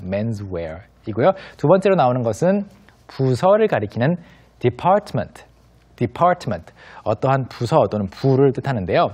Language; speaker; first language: Korean; native; Korean